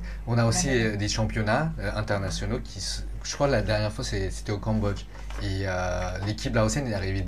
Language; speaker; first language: French; non-native, fluent; Lao